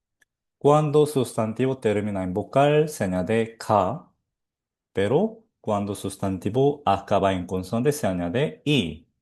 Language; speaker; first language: Spanish; non-native, fluent; Korean